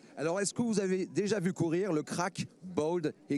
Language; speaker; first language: French; native; French